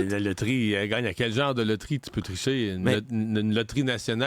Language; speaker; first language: French; native; French